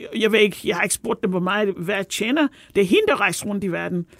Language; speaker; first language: Danish; non-native, fluent; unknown